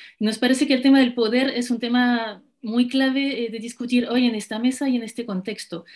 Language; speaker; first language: Spanish; non-native, fluent; French